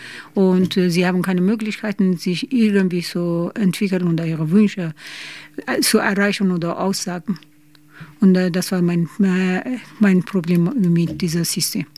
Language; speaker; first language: German; non-native, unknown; Persian